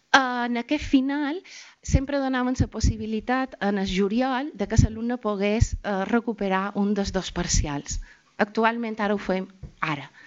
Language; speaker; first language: Catalan; native; Catalan